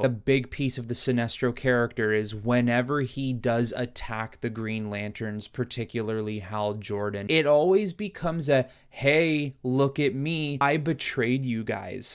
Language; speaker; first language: English; native; English